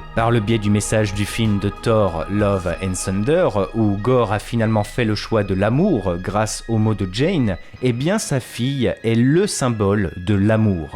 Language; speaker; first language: French; native; French